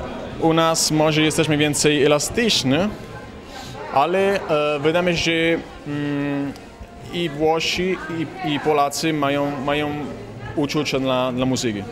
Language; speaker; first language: Polish; non-native, fluent; Italian